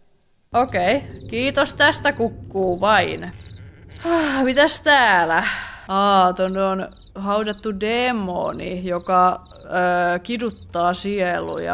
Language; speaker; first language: Finnish; native; Finnish